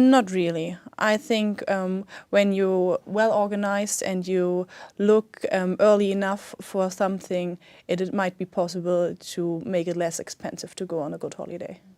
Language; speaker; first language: English; non-native, fluent; German